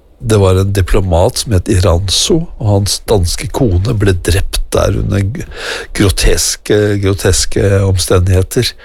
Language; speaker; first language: Norwegian; native; Norwegian